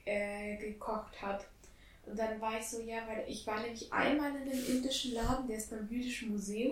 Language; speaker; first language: German; native; German